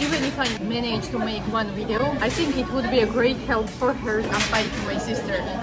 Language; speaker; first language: English; non-native, fluent; Georgian